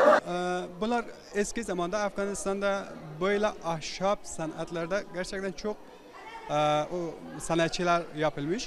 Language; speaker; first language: Turkish; non-native, learner; Persian